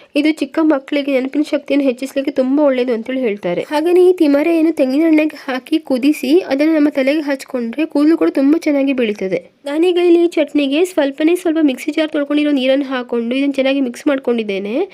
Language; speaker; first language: Kannada; non-native, local second language; Tulu